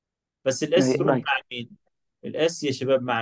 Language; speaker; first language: Arabic; native; Arabic